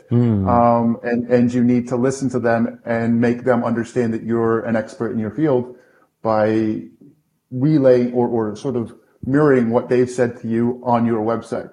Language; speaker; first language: English; native; English